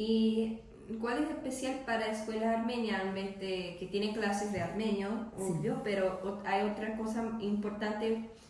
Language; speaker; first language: Spanish; non-native, learner; English